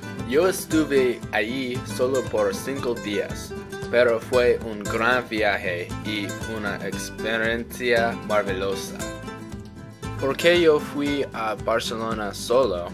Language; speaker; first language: Spanish; non-native, learner; English